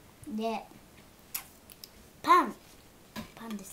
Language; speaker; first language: Japanese; early bilingual, other home language; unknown